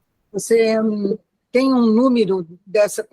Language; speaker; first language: Portuguese; native; Portuguese